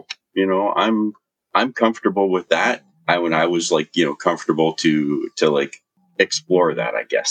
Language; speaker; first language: English; native; English